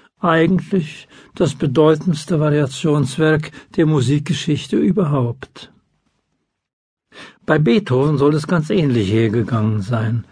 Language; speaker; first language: German; native; German